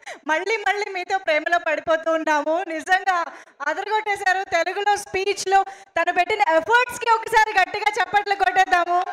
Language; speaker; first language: Telugu; native; Telugu